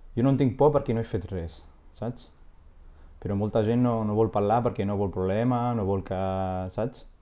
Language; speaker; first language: Catalan; non-native, fluent; Arabic